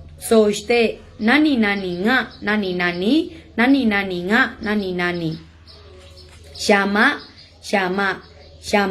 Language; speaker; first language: Japanese; non-native, fluent; Burmese